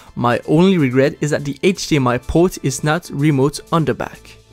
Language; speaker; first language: English; non-native, fluent; French